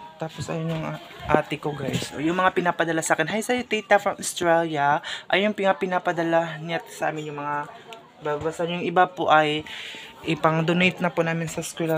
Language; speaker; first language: Filipino; non-native, local second language; Cebuano